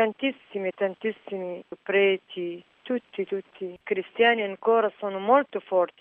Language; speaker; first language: Italian; non-native, fluent; Arabic